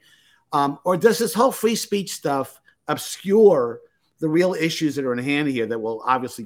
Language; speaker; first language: English; native; English